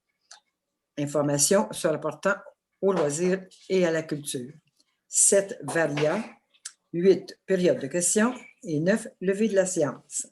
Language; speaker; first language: French; native; French